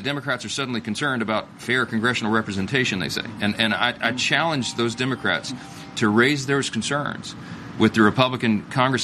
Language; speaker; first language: English; native; English